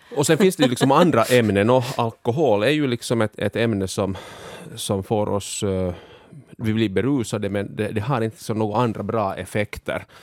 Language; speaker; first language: Swedish; native; Swedish